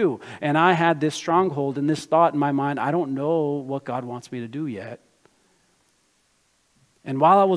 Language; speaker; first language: English; native; English